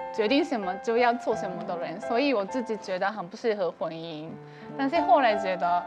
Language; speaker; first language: Chinese; non-native, fluent; Japanese